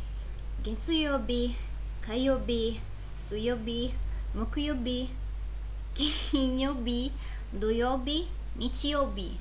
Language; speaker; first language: Japanese; non-native, learner; Italian